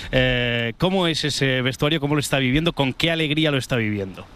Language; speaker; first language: Spanish; native; Spanish